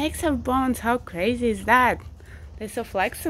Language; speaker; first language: English; non-native, fluent; Russian